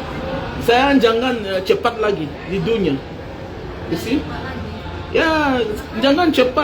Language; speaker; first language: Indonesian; non-native, learner; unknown